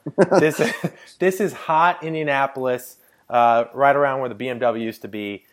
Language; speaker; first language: English; native; English